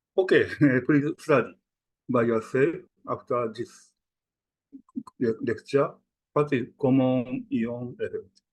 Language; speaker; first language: English; non-native, fluent; Japanese